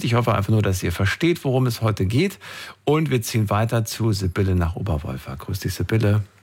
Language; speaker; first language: German; native; German